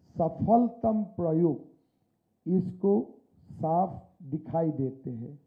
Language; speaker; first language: Hindi; non-native, local second language; Assamese